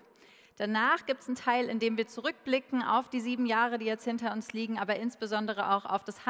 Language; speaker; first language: German; native; German